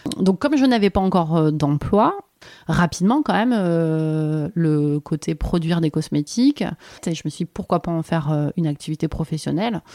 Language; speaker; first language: French; native; French